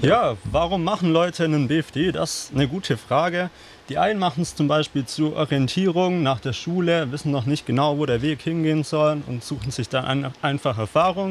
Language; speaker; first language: German; native; German